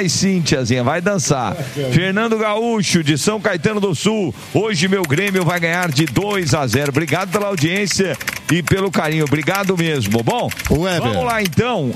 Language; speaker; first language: Portuguese; native; Portuguese